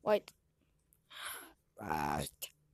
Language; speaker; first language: English; non-native, learner; Spanish